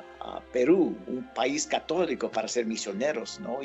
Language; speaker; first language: Spanish; non-native, fluent; English